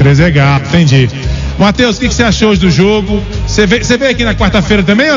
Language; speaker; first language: Portuguese; native; Portuguese